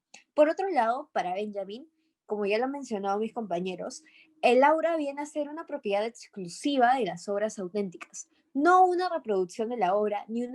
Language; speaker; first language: Spanish; native; Spanish